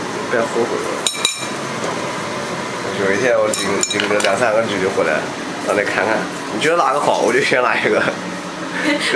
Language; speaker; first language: Chinese; native; Chinese